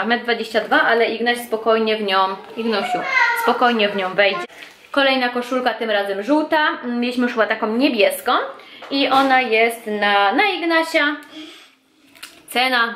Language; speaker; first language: Polish; native; Polish